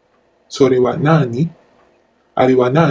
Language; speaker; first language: Japanese; non-native, learner; Filipino